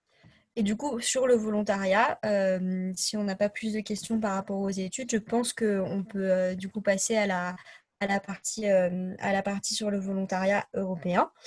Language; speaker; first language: French; native; French